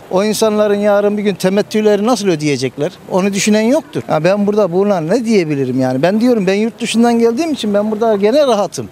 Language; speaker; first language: Turkish; native; Turkish